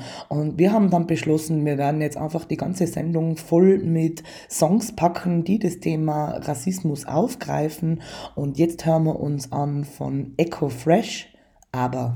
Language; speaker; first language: German; native; German